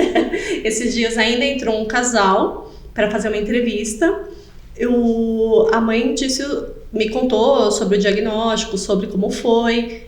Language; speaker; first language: Portuguese; native; Portuguese